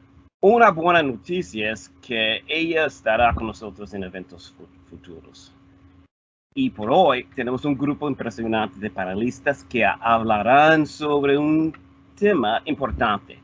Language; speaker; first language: Spanish; non-native, fluent; English